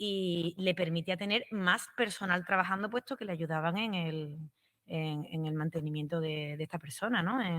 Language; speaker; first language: Spanish; native; Spanish